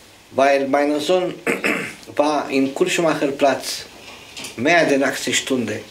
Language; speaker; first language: German; non-native, learner; Romanian